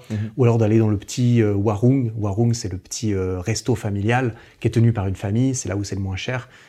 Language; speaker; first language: French; native; French